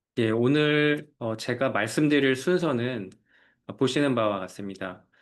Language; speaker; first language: Korean; native; Korean